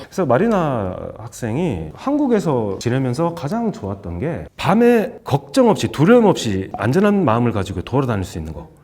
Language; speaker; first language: Korean; native; Korean